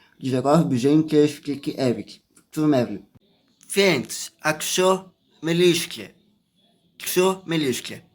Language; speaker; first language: Polish; non-native, learner; Portuguese